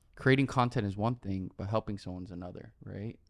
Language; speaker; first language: English; native; English